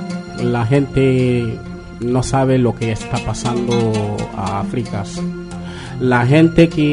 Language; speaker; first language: Spanish; non-native, learner; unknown